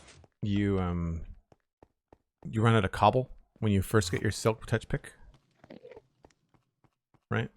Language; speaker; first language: English; native; English